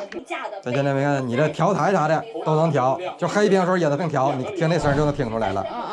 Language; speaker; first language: Chinese; native; Chinese